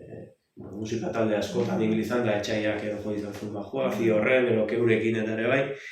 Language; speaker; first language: Basque; native; Basque